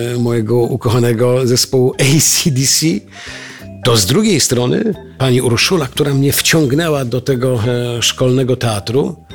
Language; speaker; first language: Polish; native; Polish